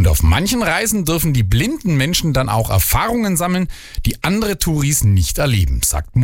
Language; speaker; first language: German; native; German